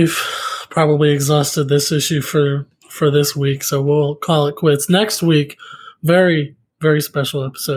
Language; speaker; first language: English; native; English